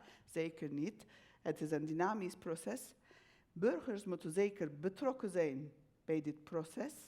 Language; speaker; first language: Dutch; non-native, fluent; Turkish